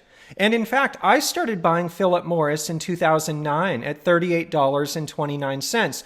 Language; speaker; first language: English; native; English